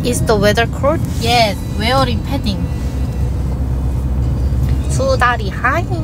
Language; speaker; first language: English; non-native, learner; Korean